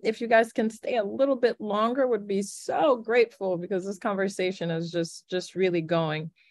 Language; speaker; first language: English; early bilingual, other home language; Haitian Creole